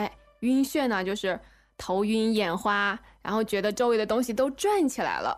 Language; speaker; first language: Chinese; native; Chinese